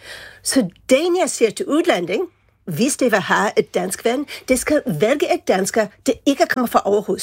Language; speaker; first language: Danish; non-native, fluent; English